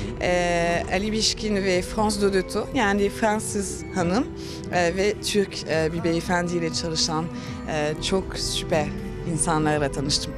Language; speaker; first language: Turkish; early bilingual, heritage; Turkish